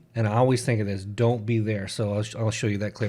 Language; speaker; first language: English; native; English